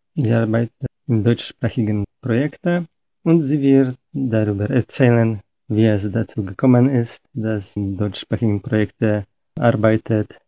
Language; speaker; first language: German; non-native, fluent; Polish